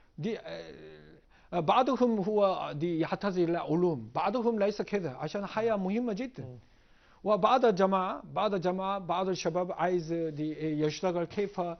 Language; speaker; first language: Egyptian Arabic; non-native, learner; Korean